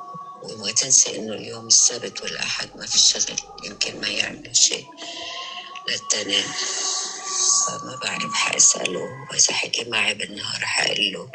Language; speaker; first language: Arabic; native; Arabic